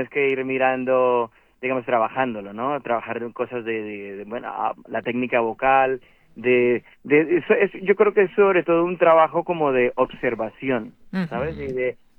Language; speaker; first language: Spanish; native; Spanish